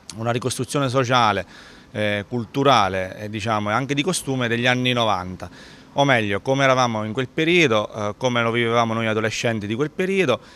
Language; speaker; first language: Italian; native; Italian